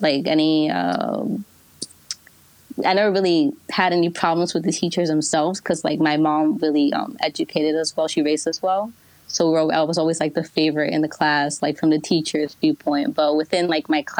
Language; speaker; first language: English; early bilingual, other home language; Spanish